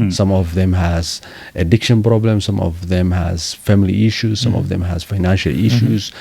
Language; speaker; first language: English; non-native, fluent; Somali